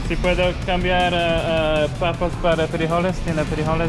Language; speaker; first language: Spanish; non-native, learner; English